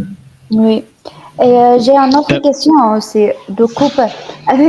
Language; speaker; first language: French; non-native, fluent; Arabic